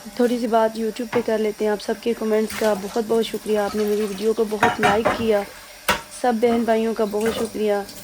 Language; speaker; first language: Urdu; non-native, local second language; Punjabi